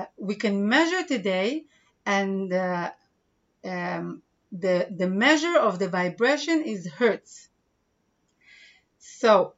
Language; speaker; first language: English; non-native, fluent; Hebrew